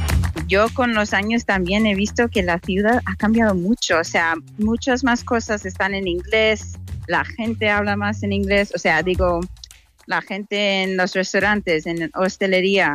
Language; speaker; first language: Spanish; non-native, fluent; English